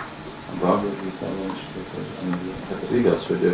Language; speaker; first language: Hungarian; early bilingual, heritage; Hungarian